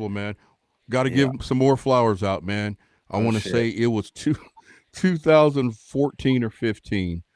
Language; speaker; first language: English; native; English